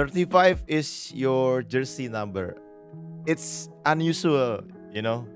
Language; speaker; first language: English; non-native, fluent; Indonesian